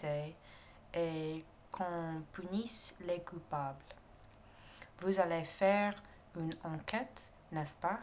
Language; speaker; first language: French; non-native, learner; English